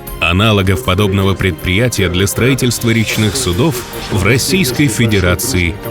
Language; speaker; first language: Russian; native; Russian